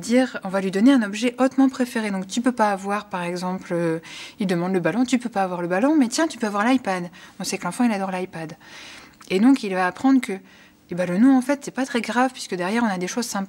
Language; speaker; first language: French; native; French